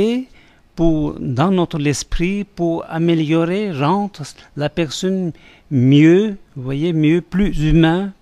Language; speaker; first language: French; non-native, fluent; Tibetan